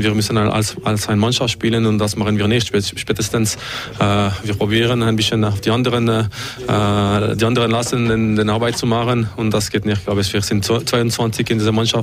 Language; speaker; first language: German; non-native, fluent; French